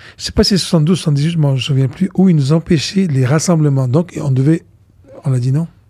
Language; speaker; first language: French; non-native, local second language; Arabic